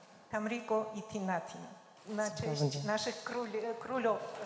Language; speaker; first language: Polish; non-native, fluent; Georgian